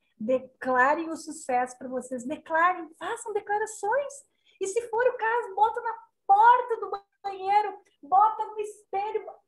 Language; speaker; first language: Portuguese; native; Portuguese